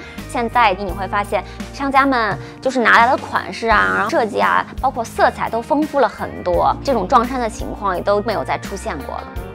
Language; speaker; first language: Chinese; native; Chinese